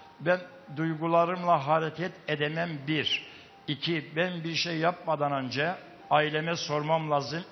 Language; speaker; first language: Turkish; native; Turkish